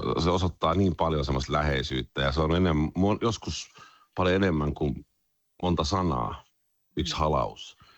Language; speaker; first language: Finnish; native; Finnish